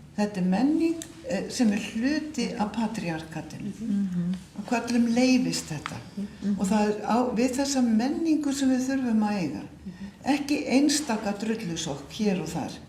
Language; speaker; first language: Icelandic; native; Icelandic